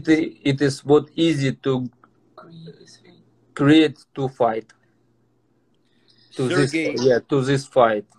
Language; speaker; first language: English; non-native, learner; Russian